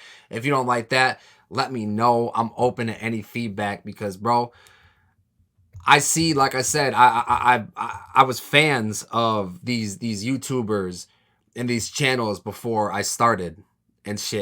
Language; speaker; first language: English; native; English